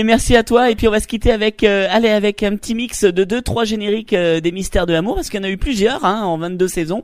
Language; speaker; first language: French; native; French